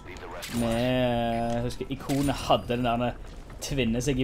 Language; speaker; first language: Norwegian; native; Norwegian